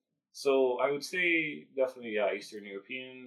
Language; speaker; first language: English; non-native, fluent; Romanian